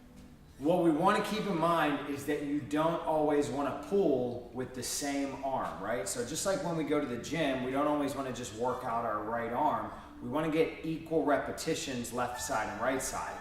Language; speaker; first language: English; native; English